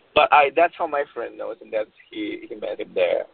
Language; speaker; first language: English; non-native, fluent; Romanian